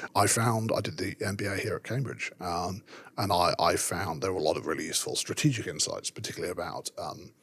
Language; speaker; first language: English; native; English